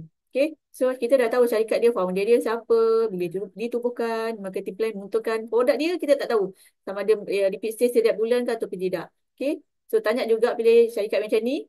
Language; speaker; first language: Malay; native; Malay